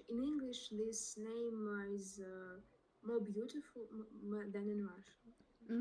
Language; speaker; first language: English; non-native, learner; Russian